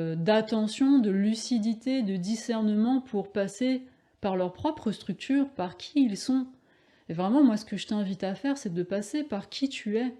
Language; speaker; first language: French; native; French